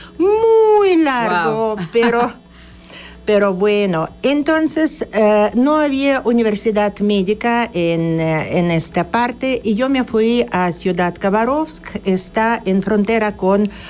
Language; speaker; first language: Spanish; non-native, fluent; Russian